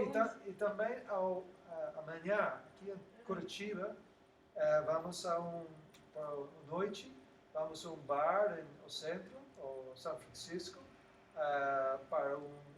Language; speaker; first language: Portuguese; non-native, learner; English